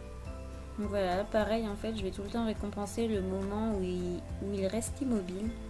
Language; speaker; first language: French; native; French